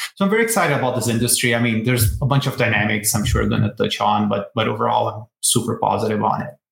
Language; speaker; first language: English; non-native, fluent; Portuguese